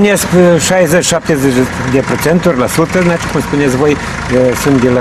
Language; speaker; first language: Romanian; non-native, learner; Serbian